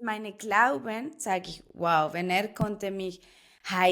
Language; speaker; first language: German; non-native, fluent; Spanish